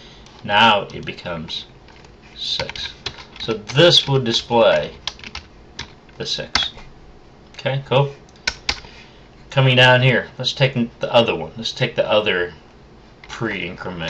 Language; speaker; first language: English; native; English